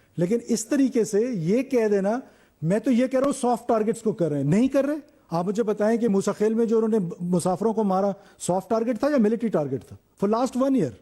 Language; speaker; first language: Urdu; non-native, local second language; Baluchi